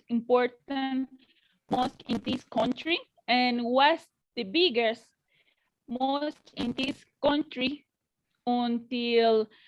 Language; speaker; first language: English; non-native, learner; Spanish